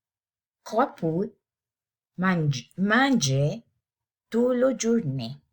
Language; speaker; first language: French; non-native, learner; English